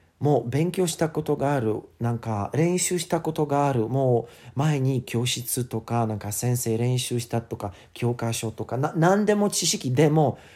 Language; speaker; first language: Japanese; non-native, learner; English